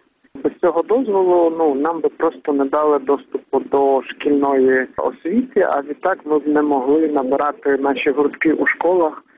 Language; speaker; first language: Ukrainian; native; Ukrainian